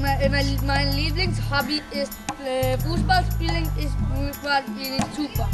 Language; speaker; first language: German; non-native, learner; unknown